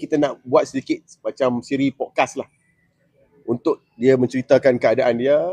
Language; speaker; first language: Malay; native; Malay